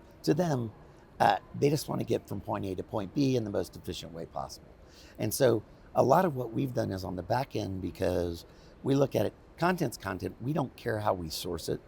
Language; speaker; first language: English; native; English